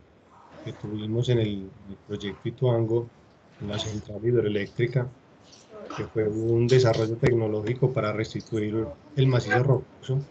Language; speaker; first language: Spanish; native; Spanish